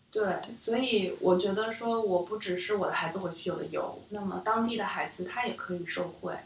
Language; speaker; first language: Chinese; native; Chinese